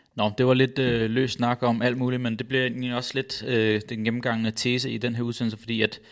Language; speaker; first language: Danish; native; Danish